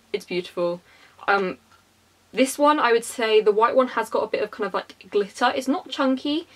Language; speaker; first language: English; native; English